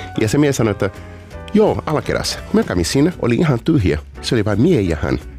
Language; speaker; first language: Finnish; non-native, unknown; Portuguese